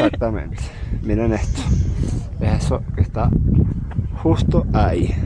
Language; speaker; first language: Spanish; native; Spanish